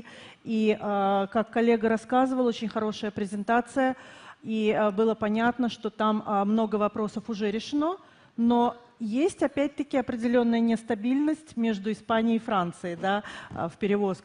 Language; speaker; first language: Russian; native; Russian